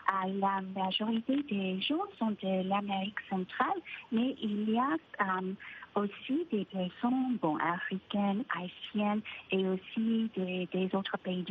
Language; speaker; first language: French; non-native, fluent; Spanish